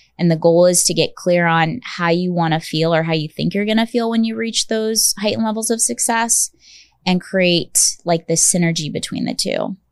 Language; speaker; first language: English; native; English